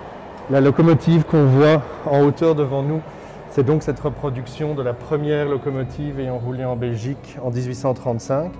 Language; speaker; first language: French; native; French